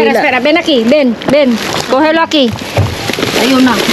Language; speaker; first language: Spanish; non-native, learner; Filipino